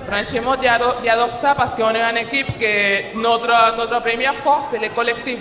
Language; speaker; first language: French; non-native, fluent; Spanish